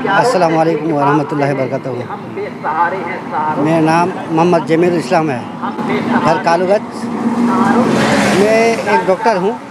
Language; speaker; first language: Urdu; non-native, local second language; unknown